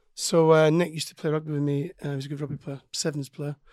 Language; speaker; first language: English; native; English